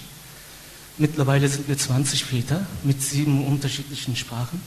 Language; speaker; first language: German; non-native, fluent; Turkish